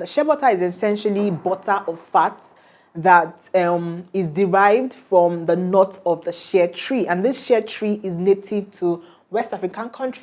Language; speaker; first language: English; non-native, local second language; Igbo